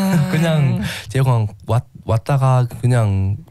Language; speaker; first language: Korean; non-native, learner; English